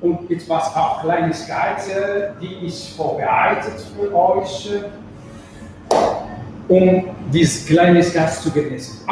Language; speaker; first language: German; non-native, fluent; Arabic